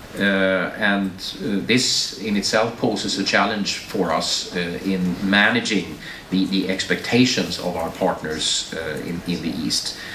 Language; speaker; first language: English; non-native, fluent; Swedish